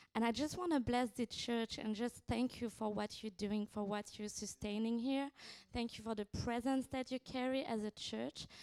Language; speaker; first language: English; non-native, fluent; French